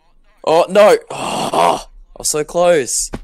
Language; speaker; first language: English; native; English